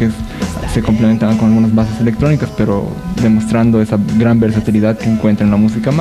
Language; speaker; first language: Spanish; native; Spanish